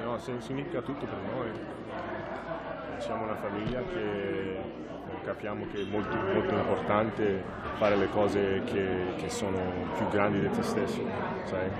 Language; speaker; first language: Italian; non-native, fluent; English